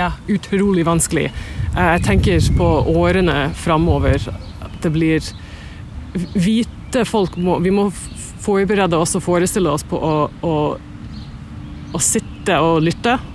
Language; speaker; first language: Norwegian; non-native, fluent; English